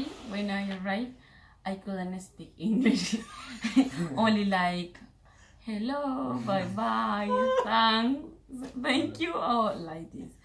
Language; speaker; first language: English; non-native, learner; Spanish